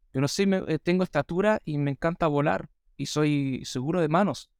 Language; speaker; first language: Spanish; non-native, fluent; English